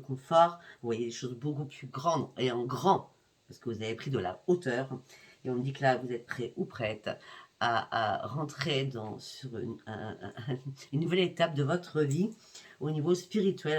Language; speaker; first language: French; native; French